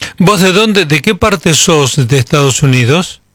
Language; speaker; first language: Spanish; native; Spanish